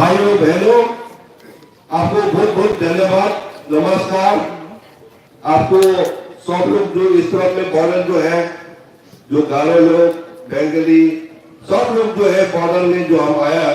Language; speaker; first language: Hindi; non-native, local second language; Khasi